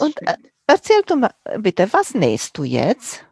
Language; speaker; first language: German; non-native, fluent; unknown